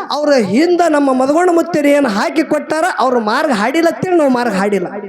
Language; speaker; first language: Kannada; native; Kannada